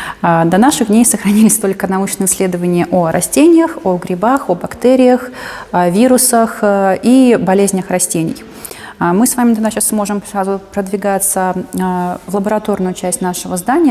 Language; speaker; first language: Russian; native; Russian